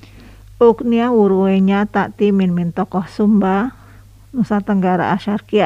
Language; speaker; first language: Arabic; non-native, fluent; Indonesian